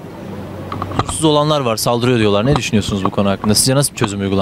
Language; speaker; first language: Turkish; native; Turkish